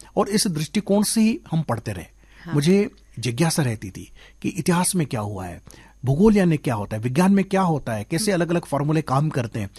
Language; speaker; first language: Hindi; non-native, local second language; Sindhi